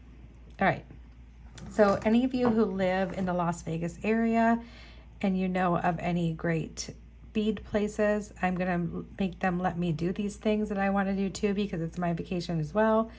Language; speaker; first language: English; native; English